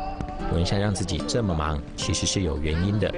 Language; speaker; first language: Chinese; native; Chinese